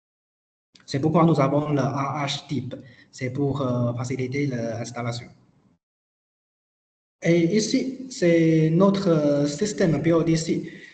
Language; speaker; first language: French; non-native, learner; Chinese